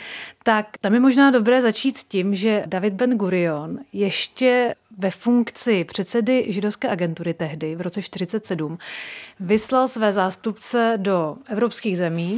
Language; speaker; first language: Czech; native; Czech